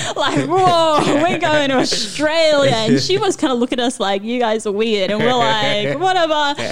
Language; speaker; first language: English; early bilingual, other home language; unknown